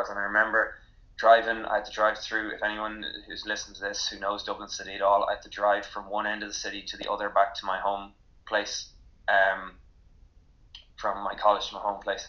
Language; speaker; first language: English; native; English